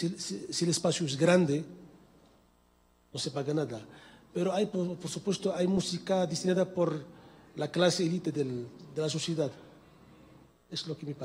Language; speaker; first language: Spanish; non-native, fluent; Arabic